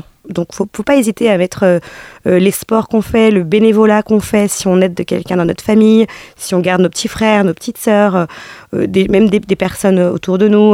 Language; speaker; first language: French; native; French